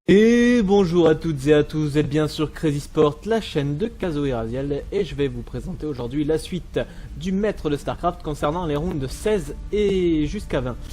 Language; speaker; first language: French; native; French